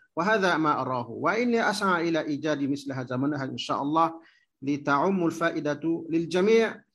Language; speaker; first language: Arabic; non-native, fluent; Malay